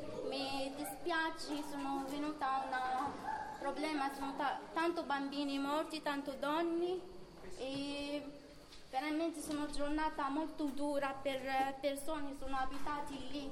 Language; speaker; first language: Italian; non-native, learner; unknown